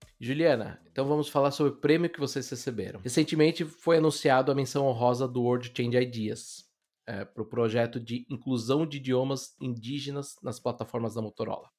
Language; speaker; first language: Portuguese; native; Portuguese